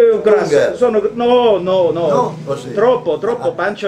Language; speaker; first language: Italian; non-native, learner; German